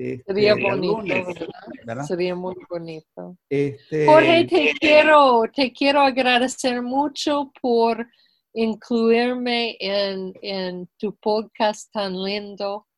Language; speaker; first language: Spanish; non-native, fluent; English